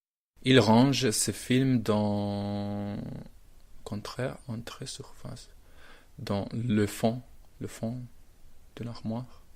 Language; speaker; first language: French; non-native, learner; Spanish